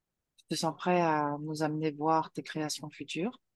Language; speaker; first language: French; native; French